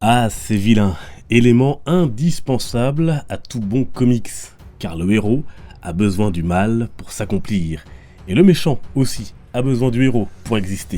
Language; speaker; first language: French; native; French